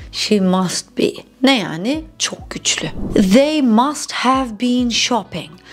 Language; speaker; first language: English; non-native, fluent; Turkish